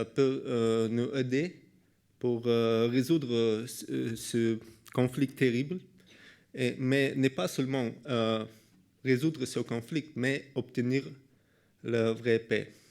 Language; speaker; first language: French; non-native, learner; Russian